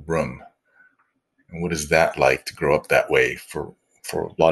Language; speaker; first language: English; native; English